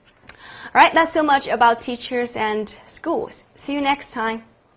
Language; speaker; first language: English; non-native, fluent; Chinese